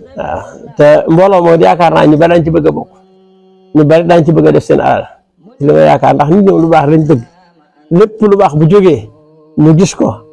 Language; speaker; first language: Wolof; native; Wolof